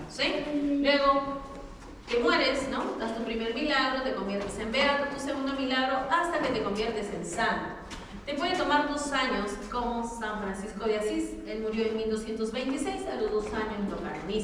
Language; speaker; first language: Spanish; native; Spanish